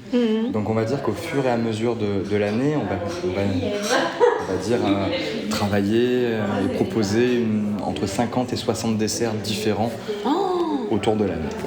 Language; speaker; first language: French; native; French